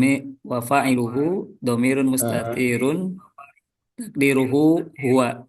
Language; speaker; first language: Arabic; non-native, learner; Indonesian